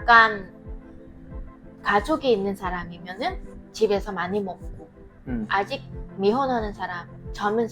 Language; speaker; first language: Korean; non-native, fluent; Vietnamese